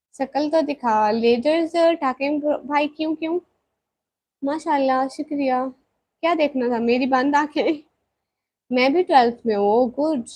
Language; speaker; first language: Urdu; non-native, local second language; Punjabi